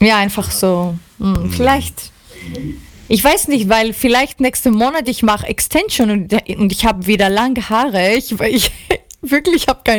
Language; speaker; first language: German; non-native, learner; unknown